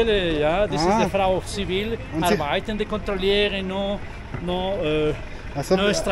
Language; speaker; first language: German; non-native, learner; Spanish